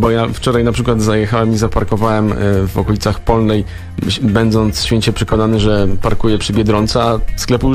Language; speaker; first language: Polish; native; Polish